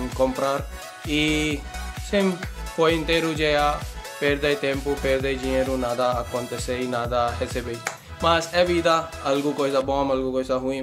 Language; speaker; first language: Portuguese; non-native, learner; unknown